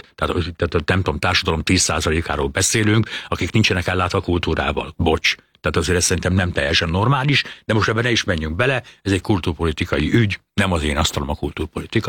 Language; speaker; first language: Hungarian; native; Hungarian